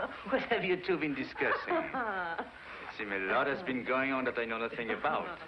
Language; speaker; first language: English; non-native, fluent; French